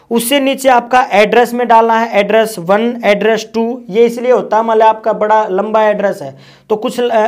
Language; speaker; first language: Hindi; native; Hindi